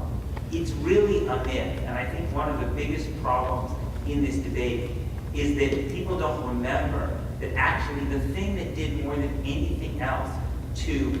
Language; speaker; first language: English; native; English